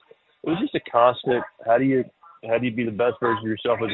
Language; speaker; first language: English; native; English